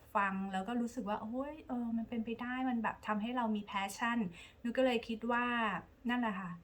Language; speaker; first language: Thai; native; Thai